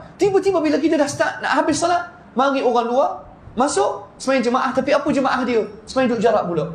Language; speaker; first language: Malay; non-native, fluent; Arabic